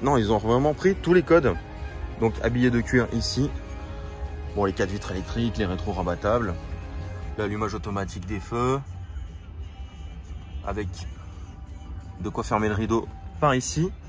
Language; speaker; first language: French; native; French